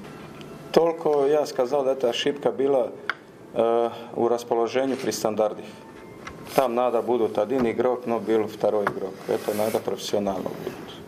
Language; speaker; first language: Russian; non-native, learner; Croatian